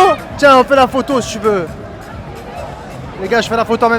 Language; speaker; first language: French; native; French